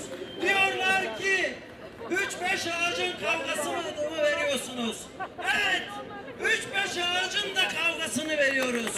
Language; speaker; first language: Turkish; native; Turkish